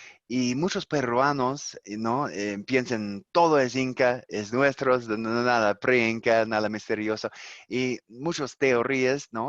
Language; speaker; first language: Spanish; non-native, learner; English